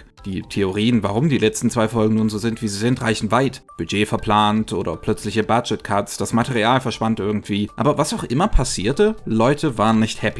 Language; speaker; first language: German; native; German